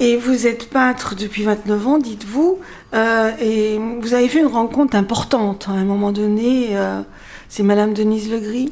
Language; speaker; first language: French; native; French